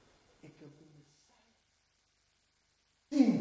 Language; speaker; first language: Dutch; non-native, fluent; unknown